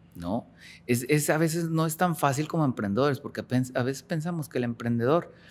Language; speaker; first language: Spanish; native; Spanish